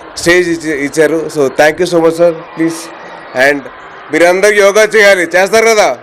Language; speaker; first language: Telugu; native; Telugu